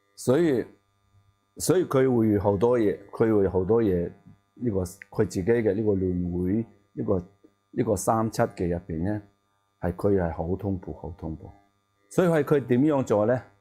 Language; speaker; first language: Cantonese; non-native, learner; Tibetan